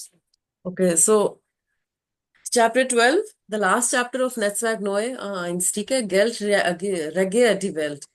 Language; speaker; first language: German; non-native, fluent; Urdu